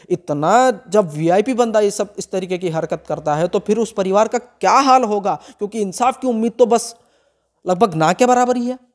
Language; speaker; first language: Hindi; non-native, local second language; Gujarati